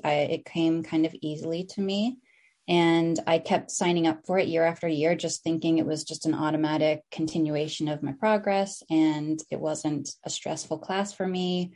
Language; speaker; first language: English; early bilingual, other home language; Filipino